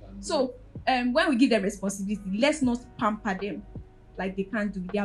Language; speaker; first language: English; non-native, local second language; Yoruba